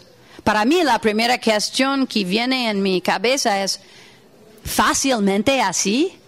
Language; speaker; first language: Spanish; non-native, fluent; English